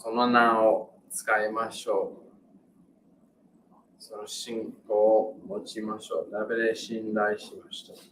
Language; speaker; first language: Japanese; non-native, fluent; English